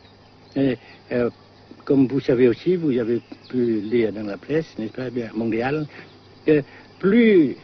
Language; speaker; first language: French; non-native, local second language; Vietnamese